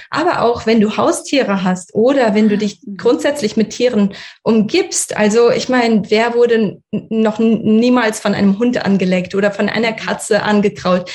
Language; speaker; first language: German; early bilingual, other home language; Russian